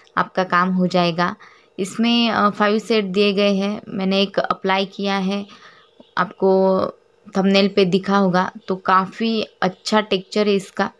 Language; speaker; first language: Hindi; non-native, local second language; Marathi